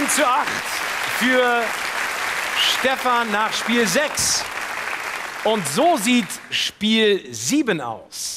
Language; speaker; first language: German; native; German